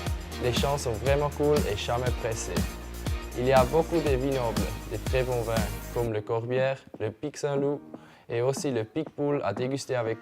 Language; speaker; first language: French; non-native, fluent; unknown